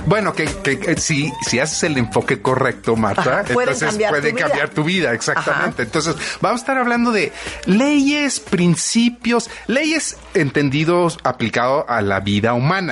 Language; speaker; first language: Spanish; native; Spanish